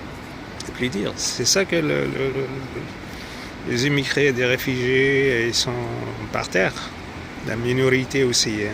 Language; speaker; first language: French; non-native, fluent; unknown